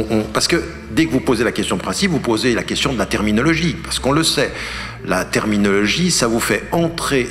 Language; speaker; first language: French; early bilingual, other home language; Arabic